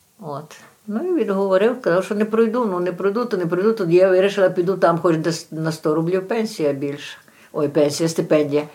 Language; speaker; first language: Ukrainian; native; Ukrainian